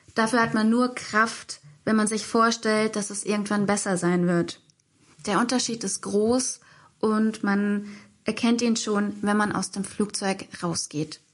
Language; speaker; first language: German; native; German